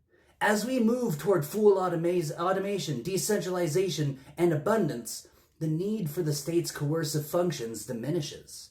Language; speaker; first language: English; native; English